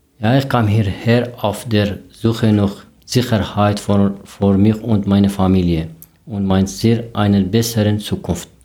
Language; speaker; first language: German; non-native, learner; Arabic